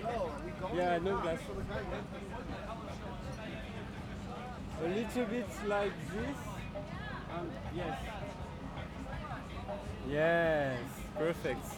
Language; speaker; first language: English; non-native, fluent; French